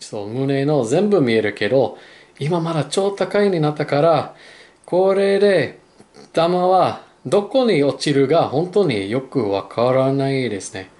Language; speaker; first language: Japanese; non-native, learner; English